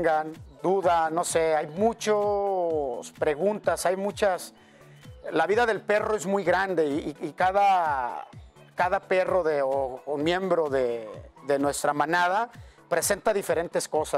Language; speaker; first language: Spanish; native; Spanish